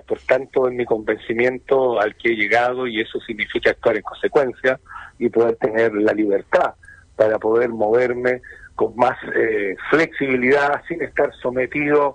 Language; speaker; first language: Spanish; native; Spanish